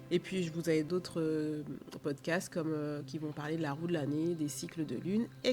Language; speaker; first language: French; native; French